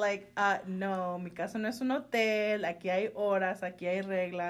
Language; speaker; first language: Spanish; early bilingual, heritage; Spanish